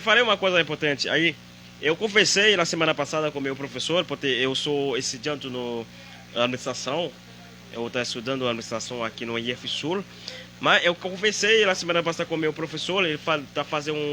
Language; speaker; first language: Portuguese; non-native, learner; Haitian Creole